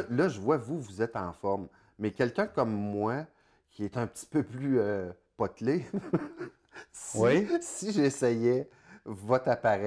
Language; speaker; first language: French; native; French